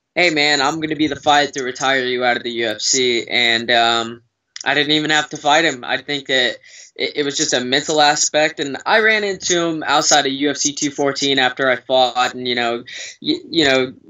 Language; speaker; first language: English; native; English